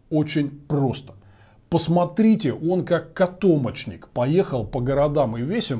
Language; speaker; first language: Russian; native; Russian